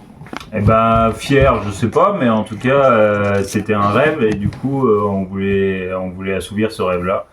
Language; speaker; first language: French; native; French